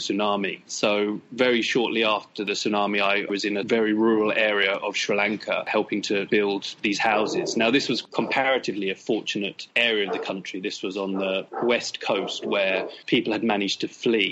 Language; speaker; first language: English; native; English